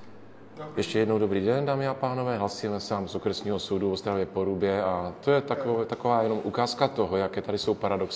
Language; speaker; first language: Czech; native; Czech